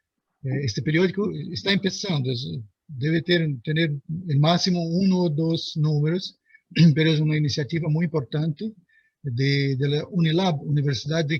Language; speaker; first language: Spanish; non-native, fluent; Portuguese